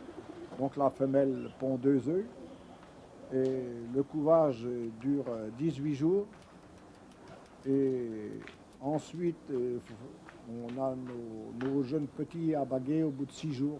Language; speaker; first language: French; native; French